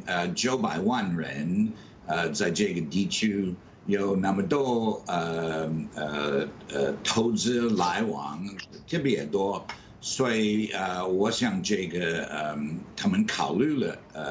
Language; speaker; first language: Chinese; non-native, fluent; English